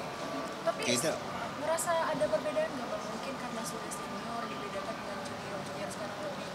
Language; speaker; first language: Indonesian; native; Indonesian